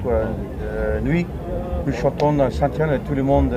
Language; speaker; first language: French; non-native, learner; English